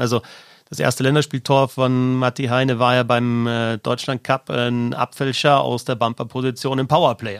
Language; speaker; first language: German; native; German